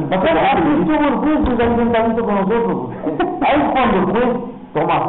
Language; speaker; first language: Spanish; native; Spanish